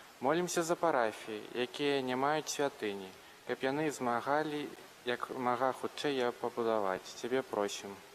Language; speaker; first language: Belarusian; native; Belarusian